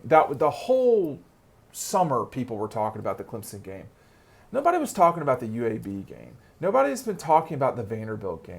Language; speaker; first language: English; native; English